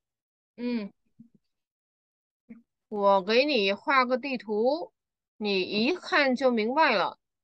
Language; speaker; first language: Chinese; non-native, fluent; Vietnamese